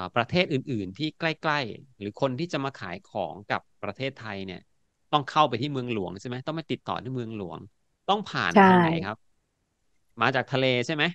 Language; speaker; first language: Thai; native; Thai